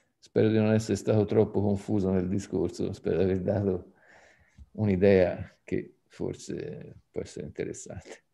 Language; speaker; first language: Italian; native; Italian